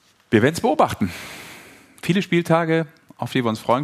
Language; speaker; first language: German; native; German